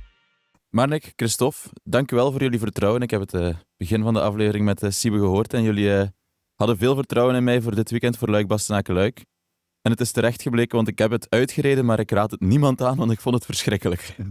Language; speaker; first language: Dutch; native; Dutch